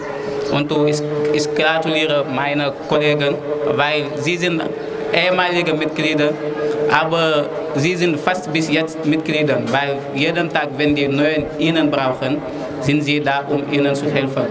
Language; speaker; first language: German; non-native, learner; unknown